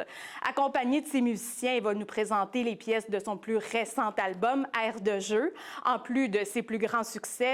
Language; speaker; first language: French; native; French